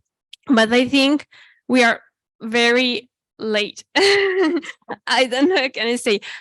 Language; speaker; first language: English; non-native, fluent; Italian